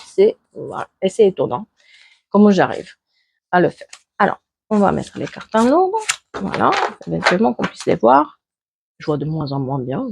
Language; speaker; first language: French; native; French